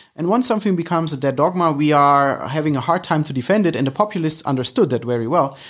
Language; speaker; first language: English; non-native, fluent; German